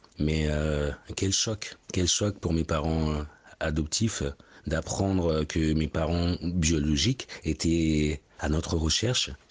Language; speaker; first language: French; early bilingual, other home language; Bambara